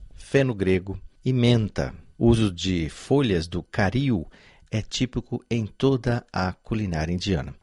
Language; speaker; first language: Portuguese; native; Portuguese